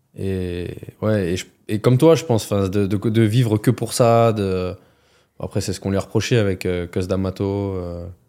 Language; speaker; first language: French; native; French